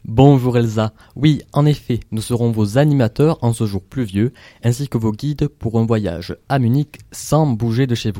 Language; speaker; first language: French; native; French